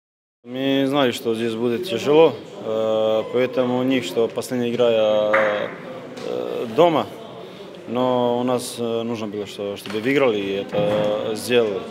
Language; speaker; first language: Russian; non-native, learner; Serbian